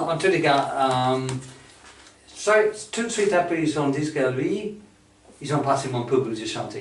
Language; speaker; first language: French; non-native, fluent; English